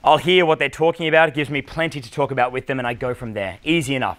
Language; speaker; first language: English; native; English